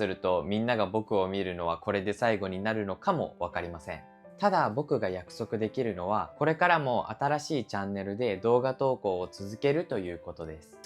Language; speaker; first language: Japanese; native; Japanese